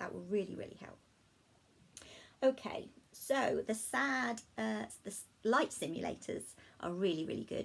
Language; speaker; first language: English; native; English